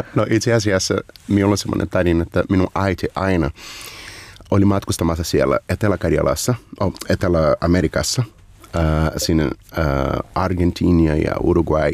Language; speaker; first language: Finnish; non-native, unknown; Portuguese